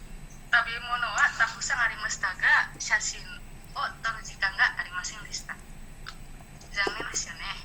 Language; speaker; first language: Japanese; non-native, learner; Indonesian